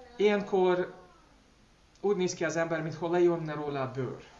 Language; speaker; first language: Hungarian; non-native, learner; Russian